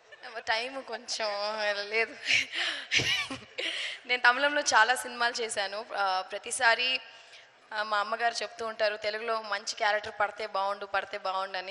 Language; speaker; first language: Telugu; non-native, fluent; Tamil